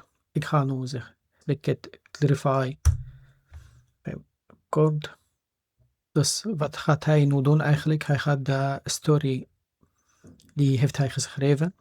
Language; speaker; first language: Dutch; non-native, fluent; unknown